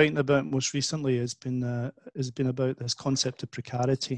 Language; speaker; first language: English; native; English